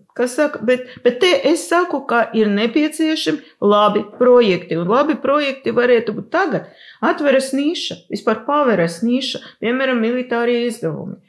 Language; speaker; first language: Latvian; non-native, local second language; Russian